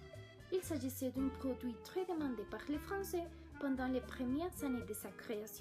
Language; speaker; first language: French; non-native, learner; Spanish